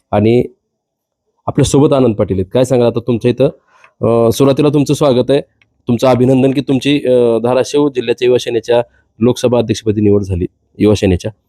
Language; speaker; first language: Marathi; native; Marathi